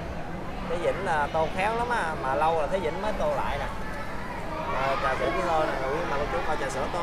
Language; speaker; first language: Vietnamese; native; Vietnamese